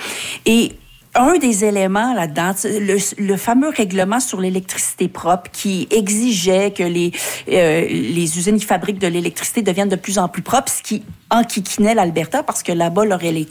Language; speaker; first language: French; native; French